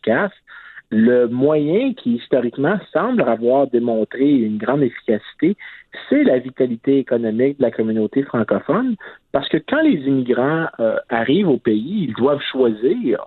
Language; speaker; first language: French; native; French